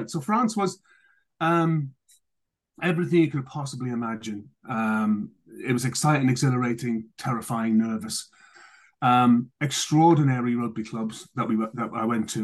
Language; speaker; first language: English; native; English